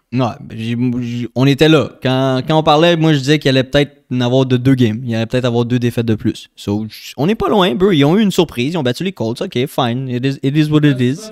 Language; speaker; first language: French; native; French